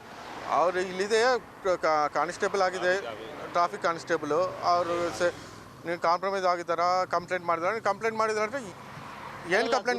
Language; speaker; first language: Kannada; non-native, learner; Telugu